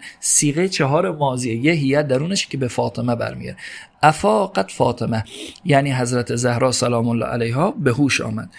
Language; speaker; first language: Persian; native; Persian